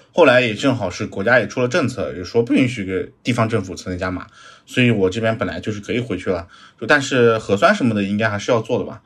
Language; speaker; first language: Chinese; native; Chinese